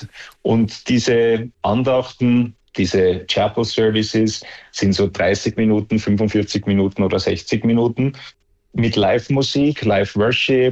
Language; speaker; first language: German; native; German